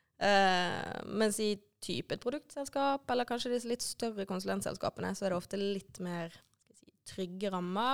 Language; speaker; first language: Norwegian; native; Norwegian